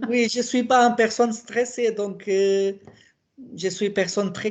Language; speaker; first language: French; non-native, learner; Portuguese